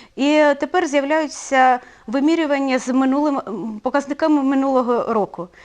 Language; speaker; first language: Ukrainian; non-native, local second language; Russian